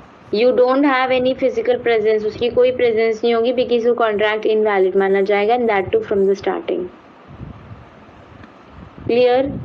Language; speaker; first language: Hindi; native; Hindi